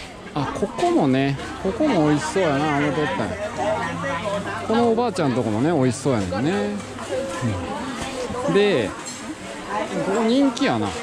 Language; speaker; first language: Japanese; native; Japanese